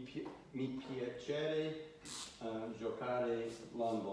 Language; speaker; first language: Italian; non-native, learner; English